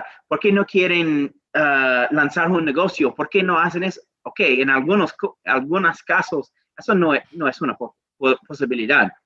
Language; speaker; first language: Spanish; non-native, learner; English